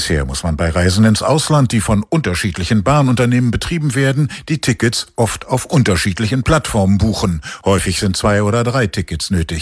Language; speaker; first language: German; native; German